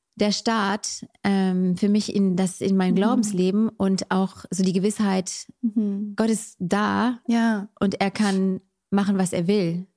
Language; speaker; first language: German; non-native, fluent; French